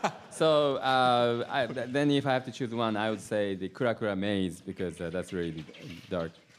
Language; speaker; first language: English; non-native, fluent; Japanese